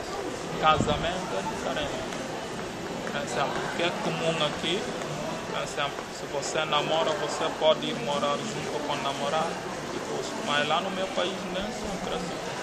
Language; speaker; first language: Portuguese; non-native, local second language; Upper Guinea Crioulo